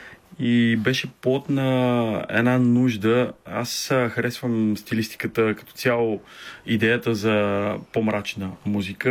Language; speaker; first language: Bulgarian; native; Bulgarian